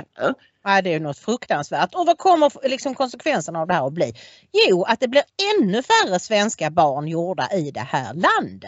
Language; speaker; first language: Swedish; native; Swedish